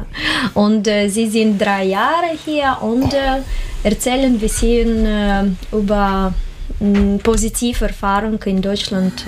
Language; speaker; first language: German; non-native, learner; Russian